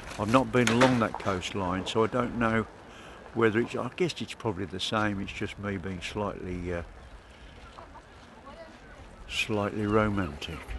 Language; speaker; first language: English; native; English